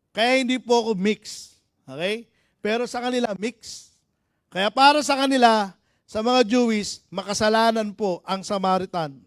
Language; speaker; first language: Filipino; native; Filipino